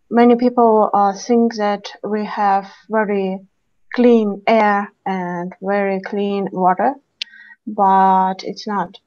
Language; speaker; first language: English; non-native, learner; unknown